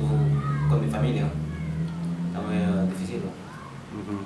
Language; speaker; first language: Spanish; non-native, learner; Wolof